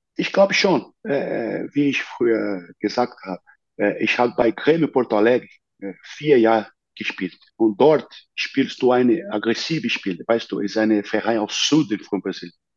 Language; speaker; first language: German; non-native, learner; Portuguese